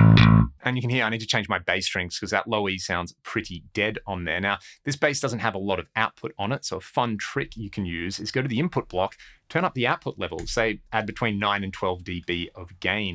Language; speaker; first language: English; native; English